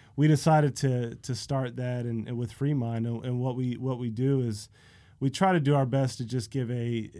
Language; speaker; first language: English; native; English